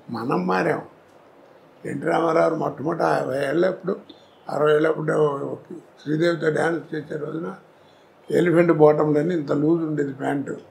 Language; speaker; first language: Telugu; native; Telugu